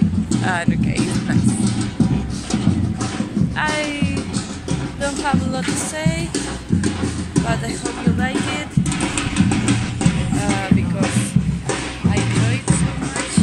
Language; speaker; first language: English; non-native, fluent; Spanish